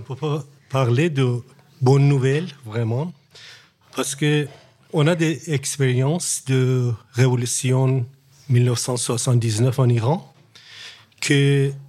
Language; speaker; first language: French; non-native, learner; Persian